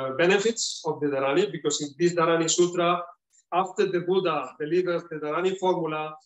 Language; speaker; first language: English; non-native, fluent; Spanish